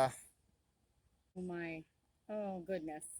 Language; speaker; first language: English; native; English